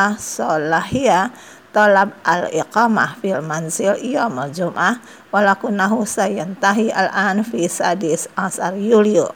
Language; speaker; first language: Arabic; non-native, fluent; Indonesian